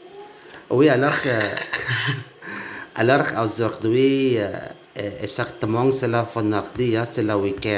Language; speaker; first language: French; non-native, learner; Indonesian